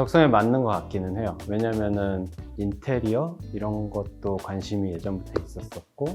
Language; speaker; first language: Korean; native; Korean